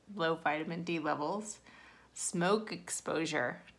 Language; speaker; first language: English; native; English